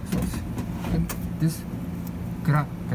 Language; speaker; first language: English; non-native, learner; Spanish